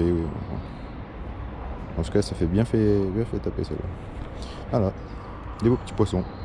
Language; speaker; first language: French; native; French